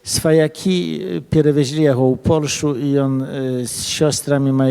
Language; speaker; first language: Polish; early bilingual, other home language; Belarusian